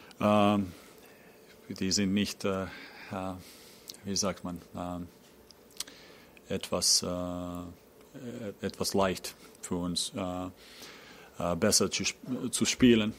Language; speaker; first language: German; non-native, learner; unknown